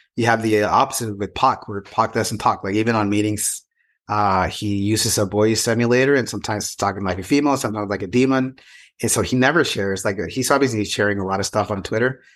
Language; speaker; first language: English; non-native, fluent; Spanish